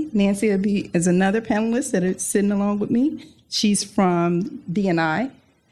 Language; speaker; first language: English; native; English